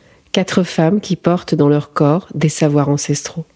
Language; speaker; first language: French; early bilingual, other home language; Central Atlas Tamazight